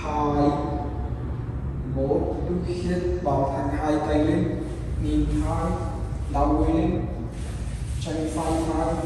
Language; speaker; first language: Vietnamese; non-native, learner; Hindi